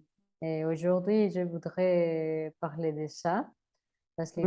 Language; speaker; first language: French; non-native, learner; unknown